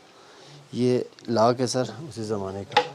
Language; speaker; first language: Hindi; non-native, local second language; Balti